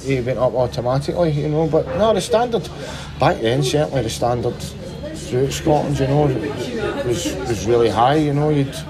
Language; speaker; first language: English; native; English